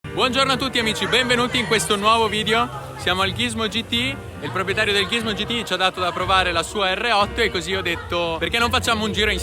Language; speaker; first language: Italian; native; Italian